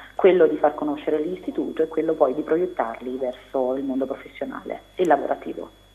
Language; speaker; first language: Italian; native; Italian